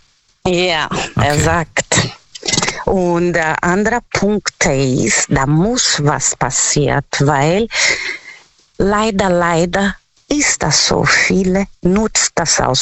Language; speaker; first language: German; non-native, fluent; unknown